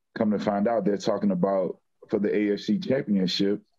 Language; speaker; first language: English; native; English